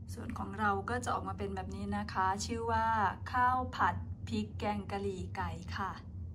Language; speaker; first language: Thai; native; Thai